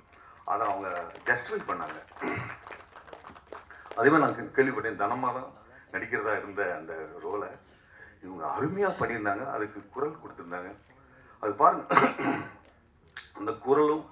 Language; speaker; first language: Tamil; native; Tamil